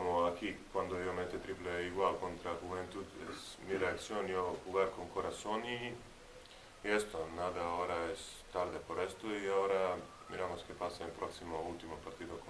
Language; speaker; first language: Spanish; non-native, learner; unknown